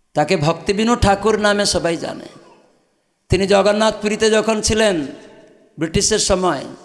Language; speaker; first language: Bangla; non-native, fluent; Odia